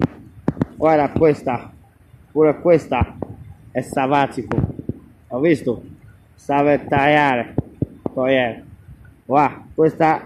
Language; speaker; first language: Italian; non-native, learner; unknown